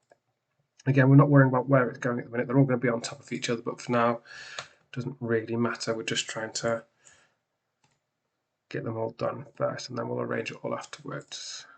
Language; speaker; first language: English; native; English